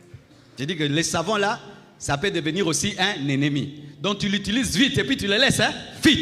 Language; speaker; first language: French; non-native, local second language; Lingala